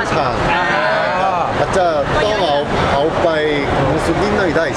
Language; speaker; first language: Thai; non-native, fluent; Korean